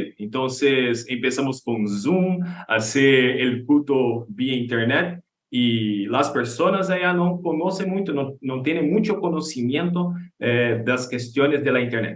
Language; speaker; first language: Spanish; non-native, learner; Portuguese